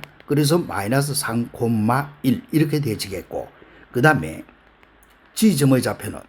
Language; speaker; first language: Korean; native; Korean